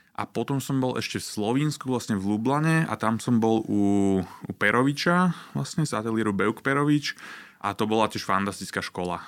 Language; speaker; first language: Slovak; native; Slovak